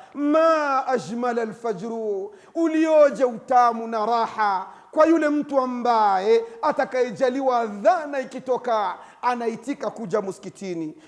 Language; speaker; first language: Swahili; native; Swahili